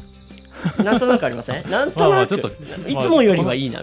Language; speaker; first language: Japanese; native; Japanese